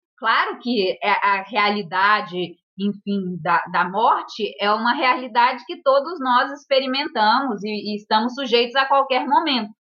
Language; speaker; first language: Portuguese; native; Portuguese